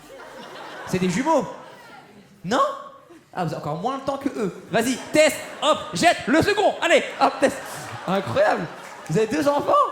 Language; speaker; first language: French; native; French